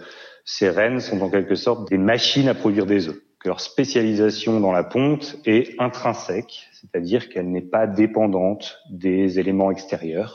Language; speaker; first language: French; native; French